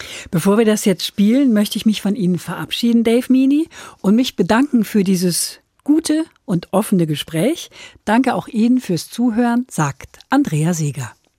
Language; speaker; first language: German; native; German